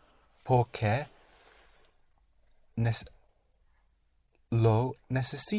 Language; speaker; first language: Spanish; non-native, learner; English